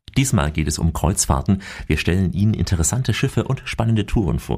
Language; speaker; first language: German; native; German